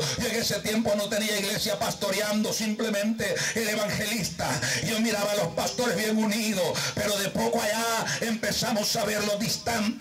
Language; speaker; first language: Spanish; native; Spanish